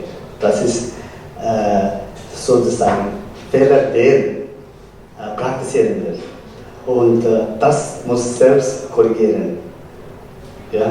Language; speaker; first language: German; non-native, fluent; Tibetan